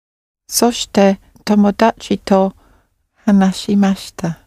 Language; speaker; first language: Japanese; non-native, learner; English